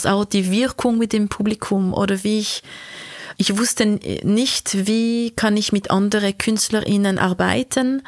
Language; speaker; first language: German; non-native, local second language; French